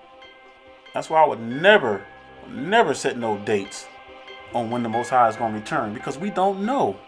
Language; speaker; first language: English; native; English